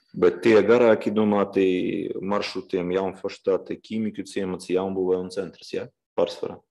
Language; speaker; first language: Latvian; non-native, local second language; Russian